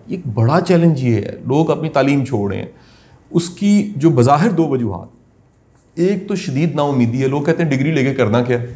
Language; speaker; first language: Urdu; non-native, local second language; Punjabi